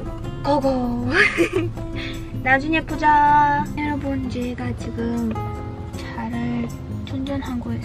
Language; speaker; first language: Korean; non-native, learner; Russian